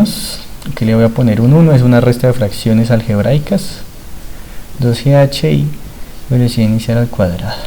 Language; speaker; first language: Spanish; native; Spanish